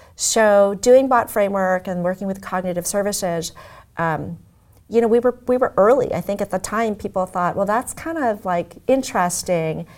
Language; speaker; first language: English; native; English